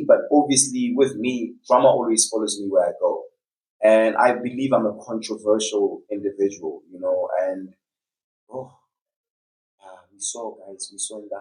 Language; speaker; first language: English; non-native, local second language; Tswana